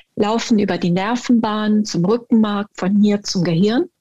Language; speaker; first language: German; non-native, fluent; Italian